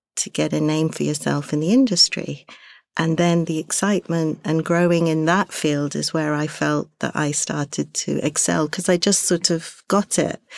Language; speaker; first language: English; early bilingual, other home language; Hindi